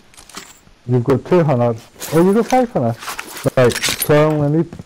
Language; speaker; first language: English; native; English